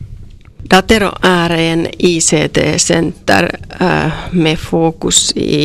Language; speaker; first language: Swedish; non-native, local second language; Finnish